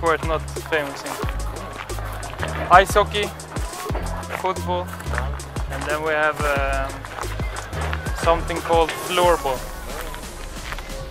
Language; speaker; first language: English; non-native, fluent; Swedish